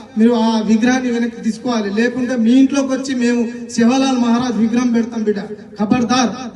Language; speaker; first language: Telugu; non-native, local second language; Lambadi